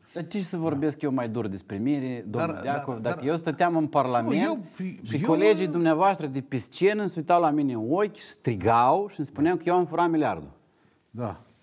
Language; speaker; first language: Romanian; native; Romanian